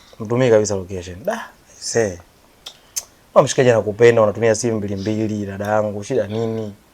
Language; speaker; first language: Swahili; native; Swahili